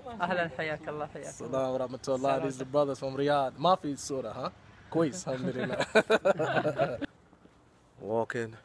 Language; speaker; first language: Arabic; non-native, learner; English